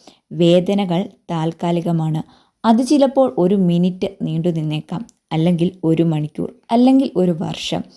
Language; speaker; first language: Malayalam; native; Malayalam